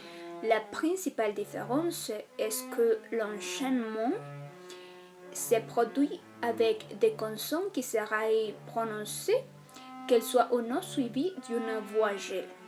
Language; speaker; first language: French; non-native, fluent; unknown